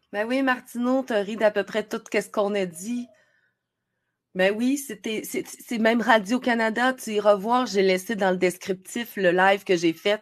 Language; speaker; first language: French; native; French